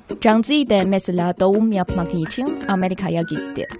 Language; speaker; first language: Turkish; non-native, fluent; Chinese